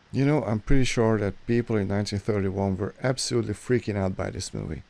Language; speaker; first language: English; non-native, fluent; Hungarian